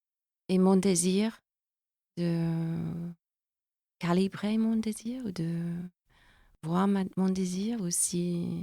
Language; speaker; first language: French; non-native, fluent; English